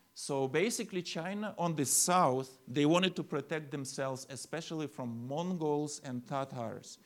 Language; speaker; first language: English; non-native, fluent; Ukrainian